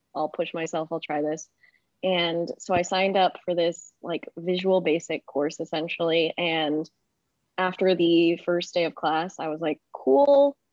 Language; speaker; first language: English; native; English